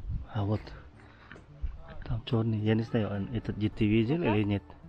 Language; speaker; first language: Russian; non-native, learner; Filipino